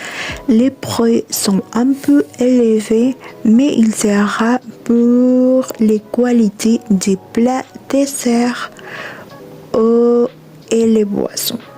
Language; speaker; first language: French; non-native, learner; Spanish